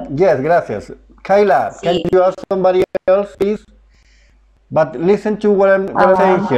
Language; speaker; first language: English; non-native, fluent; Spanish